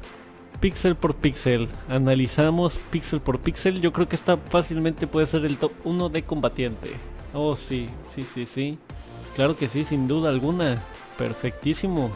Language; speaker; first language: Spanish; native; Spanish